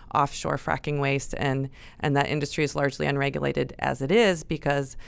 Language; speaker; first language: English; native; English